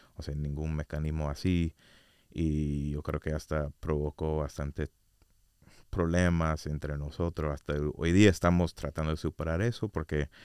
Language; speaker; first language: Spanish; non-native, fluent; English